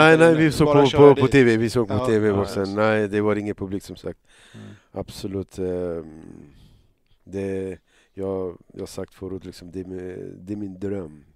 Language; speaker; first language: Swedish; non-native, learner; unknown